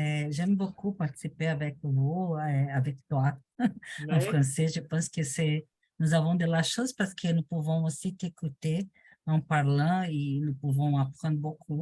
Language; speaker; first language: French; non-native, learner; Portuguese